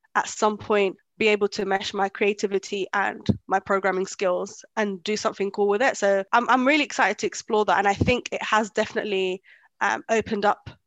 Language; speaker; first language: English; early bilingual, other home language; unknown